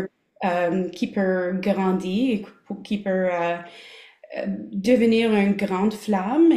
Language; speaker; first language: French; non-native, local second language; English